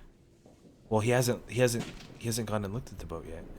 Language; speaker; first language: English; native; English